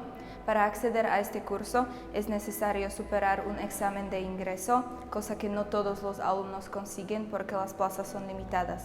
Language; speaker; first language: Spanish; non-native, fluent; Slovak